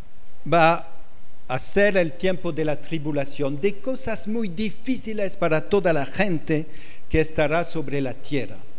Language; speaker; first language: Spanish; non-native, fluent; French